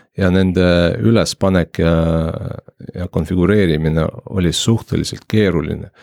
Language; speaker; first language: Estonian; non-native, local second language; Russian